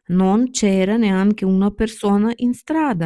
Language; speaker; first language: Italian; non-native, fluent; Ukrainian